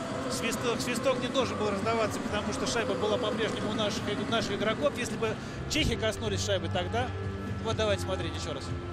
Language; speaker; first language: Russian; native; Russian